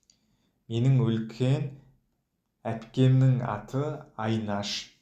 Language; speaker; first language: Kazakh; non-native, fluent; Mongolian